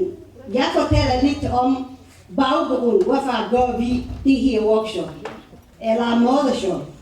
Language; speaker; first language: Danish; non-native, fluent; Somali